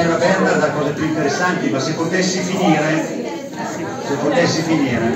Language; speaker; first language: Italian; native; Italian